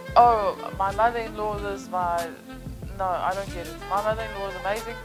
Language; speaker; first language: English; native; English